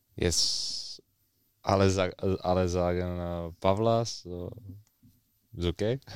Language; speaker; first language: German; non-native, learner; Czech